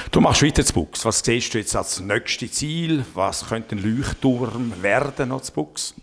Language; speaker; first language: German; native; German